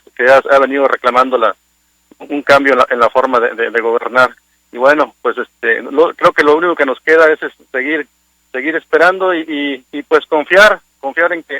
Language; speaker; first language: Spanish; native; Spanish